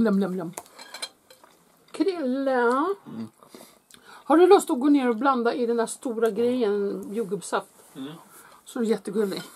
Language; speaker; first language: Swedish; native; Swedish